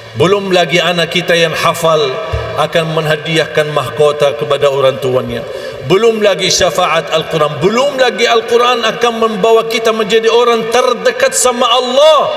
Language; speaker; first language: Malay; non-native, fluent; Arabic